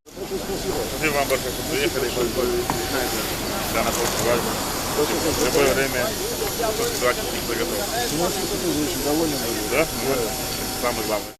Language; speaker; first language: Russian; non-native, local second language; Chechen